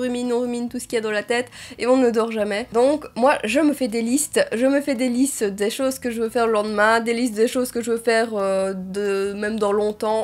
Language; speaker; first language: French; native; French